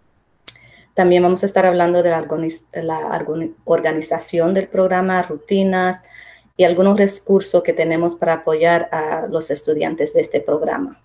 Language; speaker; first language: Spanish; early bilingual, heritage; Spanish